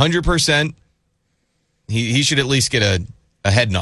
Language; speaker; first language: English; native; English